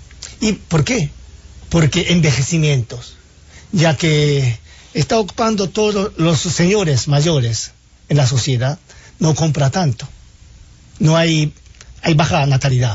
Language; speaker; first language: Spanish; non-native, fluent; Japanese